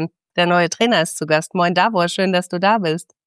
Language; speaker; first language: German; native; German